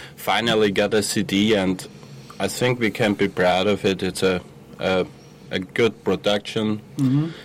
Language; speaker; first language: English; non-native, fluent; Spanish